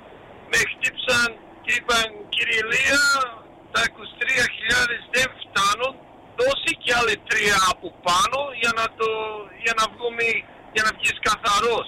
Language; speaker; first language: Greek; early bilingual, heritage; Greek